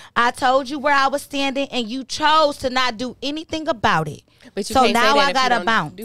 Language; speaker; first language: English; native; English